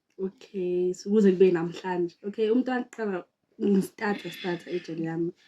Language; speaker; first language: Zulu; non-native, local second language; Xhosa